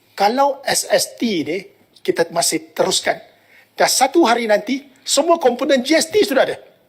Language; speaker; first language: Malay; non-native, local second language; Chinese